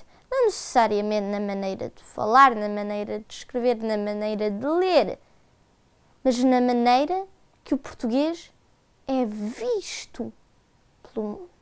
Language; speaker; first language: Portuguese; early bilingual, heritage; Portuguese